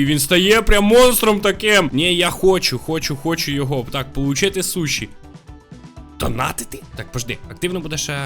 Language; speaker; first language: Ukrainian; non-native, local second language; Russian